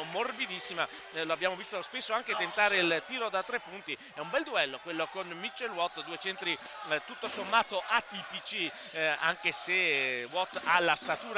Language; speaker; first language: Italian; native; Italian